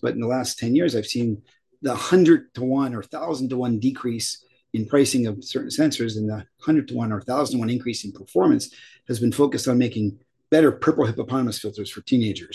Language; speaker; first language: English; native; English